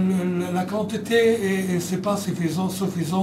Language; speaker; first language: French; non-native, fluent; Arabic